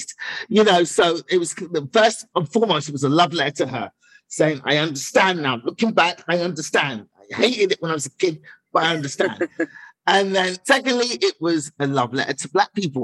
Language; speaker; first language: English; native; English